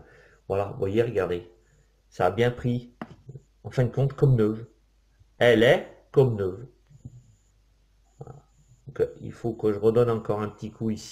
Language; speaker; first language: French; native; French